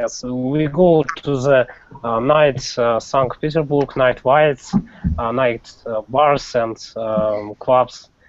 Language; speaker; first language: English; non-native, learner; Russian